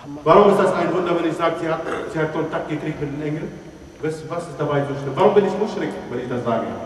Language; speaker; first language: German; non-native, fluent; Arabic